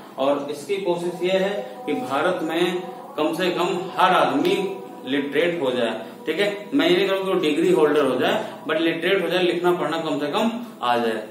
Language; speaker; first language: Hindi; native; Hindi